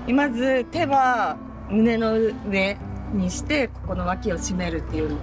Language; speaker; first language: Japanese; native; Japanese